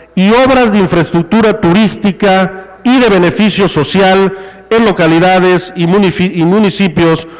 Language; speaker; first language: Spanish; native; Spanish